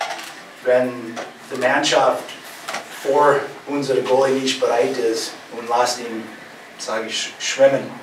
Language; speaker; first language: German; non-native, fluent; English